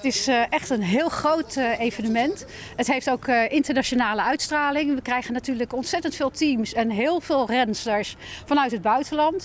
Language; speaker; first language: Dutch; native; Dutch